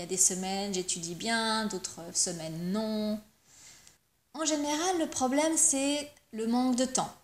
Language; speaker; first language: French; native; French